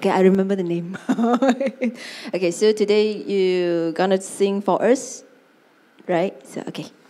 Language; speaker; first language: English; non-native, local second language; Chinese